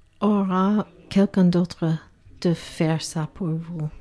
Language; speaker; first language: French; non-native, learner; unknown